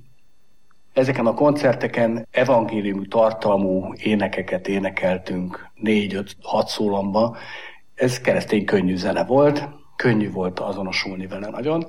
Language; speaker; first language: Hungarian; native; Hungarian